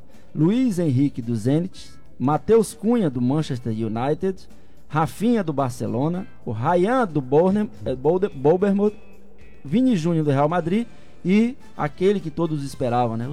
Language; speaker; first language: Portuguese; native; Portuguese